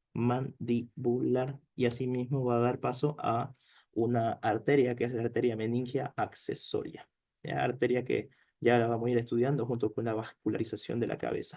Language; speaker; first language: Spanish; native; Spanish